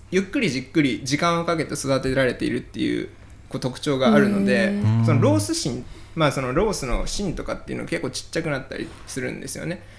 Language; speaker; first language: Japanese; native; Japanese